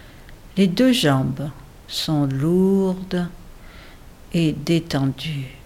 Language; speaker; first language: French; native; French